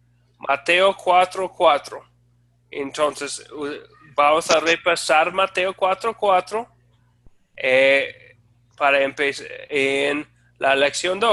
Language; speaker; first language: Spanish; non-native, fluent; English